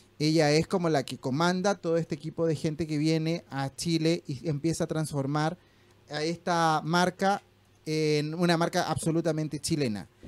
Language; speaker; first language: Spanish; native; Spanish